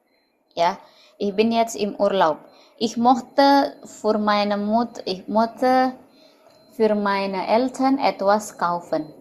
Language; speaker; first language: German; non-native, fluent; Indonesian